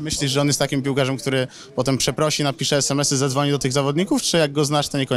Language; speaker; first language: Polish; native; Polish